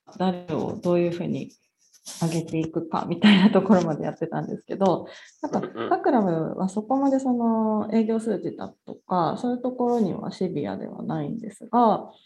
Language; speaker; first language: Japanese; native; Japanese